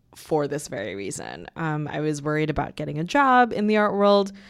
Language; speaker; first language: English; native; English